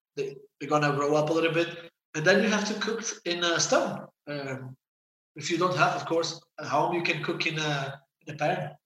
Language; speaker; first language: English; non-native, fluent; Portuguese